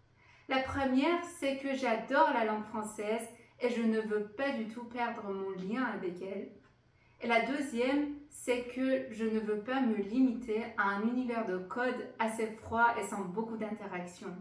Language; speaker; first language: French; non-native, fluent; Persian